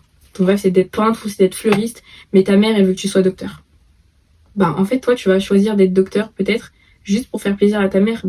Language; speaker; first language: French; native; French